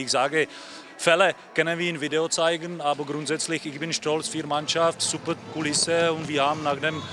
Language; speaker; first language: German; non-native, learner; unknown